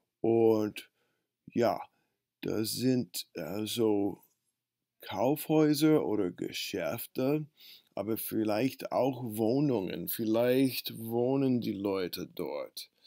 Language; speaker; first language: German; non-native, fluent; English